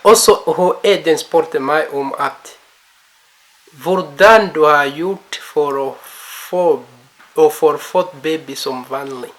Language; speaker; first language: Norwegian; non-native, learner; Kinyarwanda